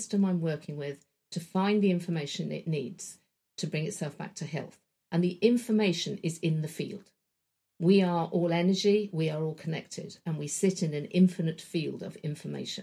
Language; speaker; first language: English; native; English